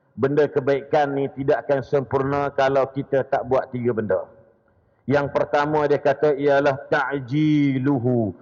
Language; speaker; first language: Malay; native; Malay